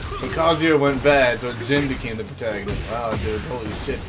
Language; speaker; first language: English; native; English